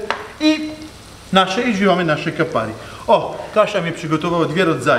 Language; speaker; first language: Polish; non-native, learner; Italian